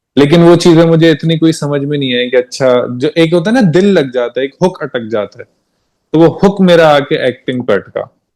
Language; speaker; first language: Hindi; native; Hindi